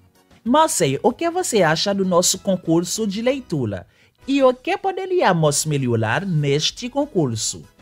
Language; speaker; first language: Portuguese; non-native, local second language; Haitian Creole